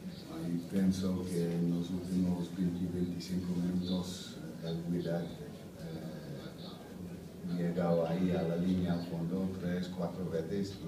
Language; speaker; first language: Spanish; non-native, fluent; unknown